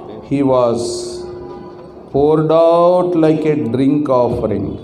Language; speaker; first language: English; non-native, local second language; Telugu